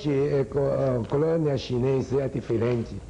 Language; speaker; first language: Portuguese; non-native, learner; Chinese